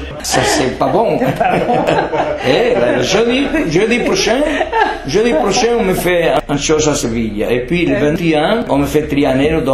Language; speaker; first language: French; non-native, fluent; Spanish